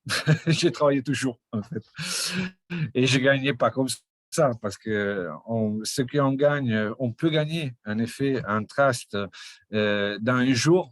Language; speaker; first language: French; non-native, fluent; Portuguese